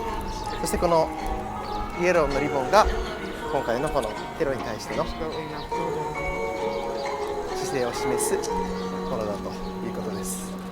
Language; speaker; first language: Japanese; native; Japanese